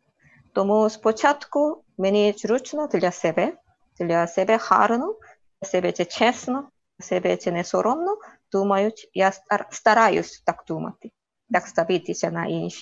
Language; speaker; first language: Ukrainian; non-native, learner; Korean